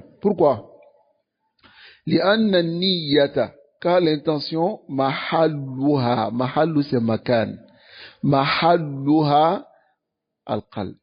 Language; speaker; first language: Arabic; non-native, fluent; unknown